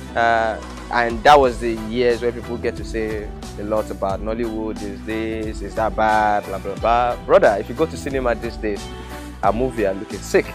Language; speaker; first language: English; non-native, local second language; Yoruba